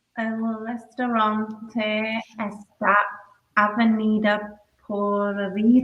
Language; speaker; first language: Spanish; non-native, learner; English